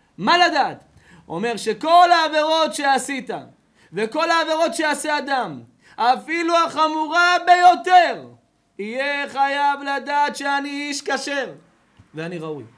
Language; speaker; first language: Hebrew; native; Hebrew